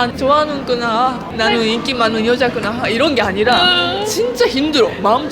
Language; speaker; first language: Korean; non-native, fluent; Japanese